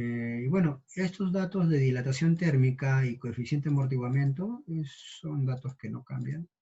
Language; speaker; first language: Spanish; native; Spanish